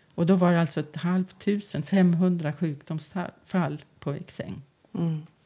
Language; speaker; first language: Swedish; native; Swedish